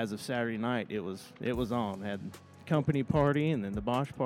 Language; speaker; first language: English; native; English